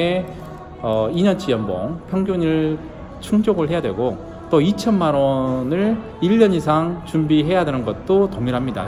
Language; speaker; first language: Korean; native; Korean